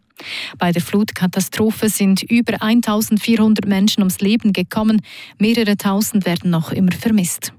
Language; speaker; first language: German; native; German